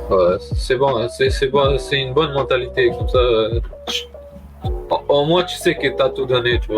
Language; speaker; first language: French; native; French